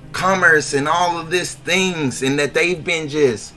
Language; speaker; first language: English; native; English